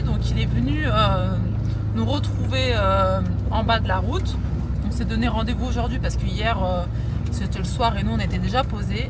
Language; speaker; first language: French; native; French